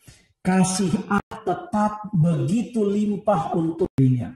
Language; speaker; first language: Indonesian; native; Indonesian